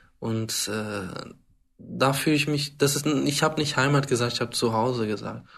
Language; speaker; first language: German; early bilingual, heritage; German